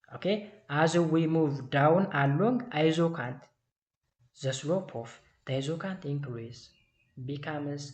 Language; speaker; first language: English; non-native, local second language; Amharic